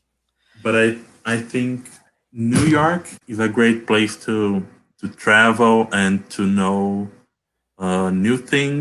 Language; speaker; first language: English; non-native, learner; Portuguese